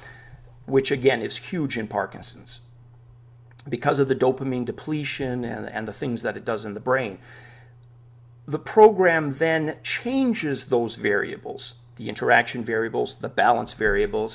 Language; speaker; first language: English; native; English